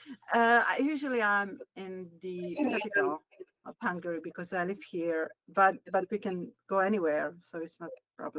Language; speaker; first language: English; non-native, learner; Hungarian